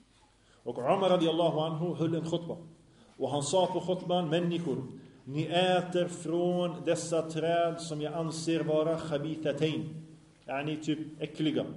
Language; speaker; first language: Swedish; early bilingual, other home language; Arabic